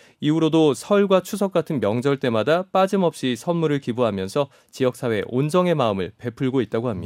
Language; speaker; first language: Korean; native; Korean